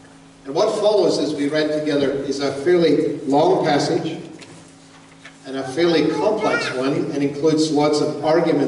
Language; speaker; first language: English; native; English